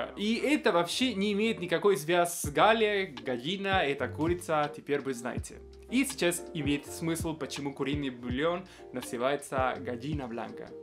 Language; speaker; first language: Russian; non-native, fluent; Spanish